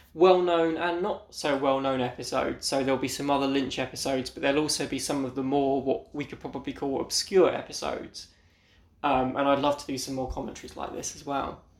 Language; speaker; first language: English; native; English